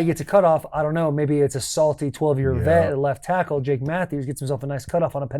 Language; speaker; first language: English; native; English